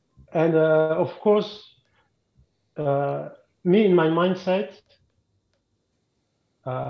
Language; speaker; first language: English; non-native, fluent; French